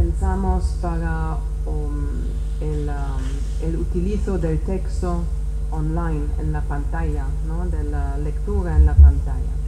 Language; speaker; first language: Spanish; non-native, fluent; Czech